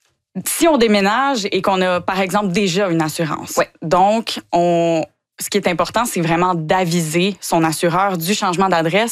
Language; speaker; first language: French; native; French